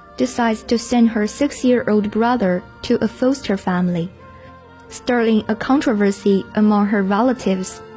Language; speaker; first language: English; non-native, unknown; Chinese